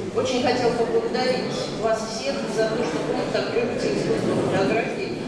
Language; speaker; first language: Russian; native; Russian